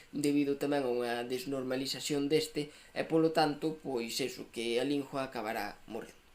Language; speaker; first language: Galician; non-native, local second language; Spanish